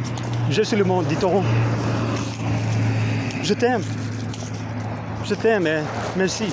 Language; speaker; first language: French; non-native, learner; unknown